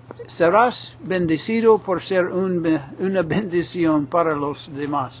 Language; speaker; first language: Spanish; non-native, fluent; English